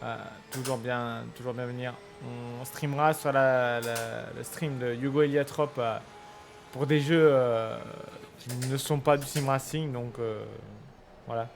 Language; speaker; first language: French; native; French